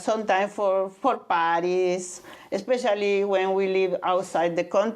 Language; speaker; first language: English; non-native, learner; Spanish